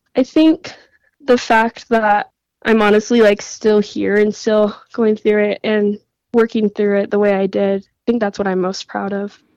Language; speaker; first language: English; native; English